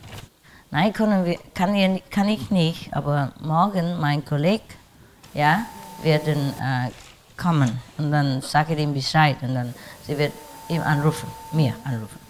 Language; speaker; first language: German; non-native, learner; Vietnamese